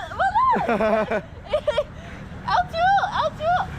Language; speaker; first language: French; non-native, learner; English